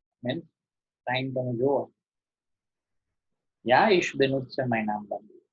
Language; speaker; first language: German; non-native, learner; Gujarati